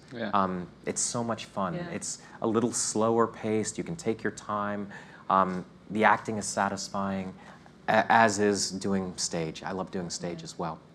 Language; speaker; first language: English; native; English